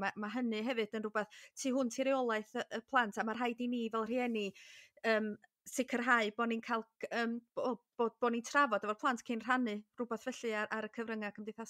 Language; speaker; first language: Welsh; native; Welsh